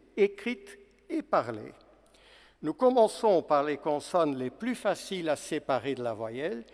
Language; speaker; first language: French; non-native, fluent; Portuguese